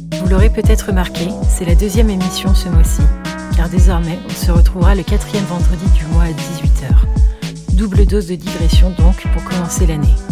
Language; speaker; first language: French; native; French